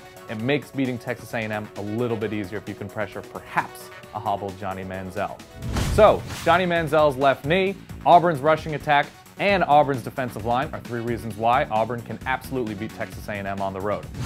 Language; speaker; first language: English; native; English